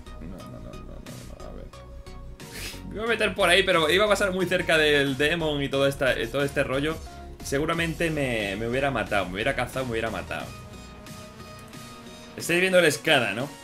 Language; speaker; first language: Spanish; native; Spanish